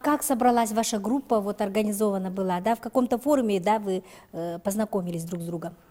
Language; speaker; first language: Russian; native; Russian